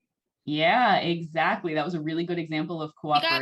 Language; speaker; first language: English; native; English